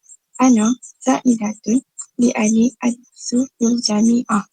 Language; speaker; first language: Arabic; non-native, learner; Malay